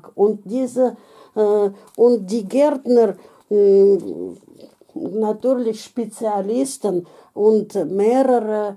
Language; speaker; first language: German; non-native, fluent; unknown